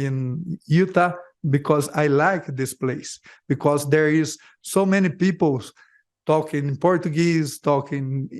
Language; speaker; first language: English; non-native, learner; Portuguese